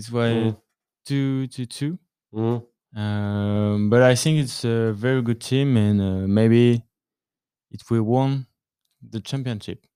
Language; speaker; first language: English; non-native, learner; French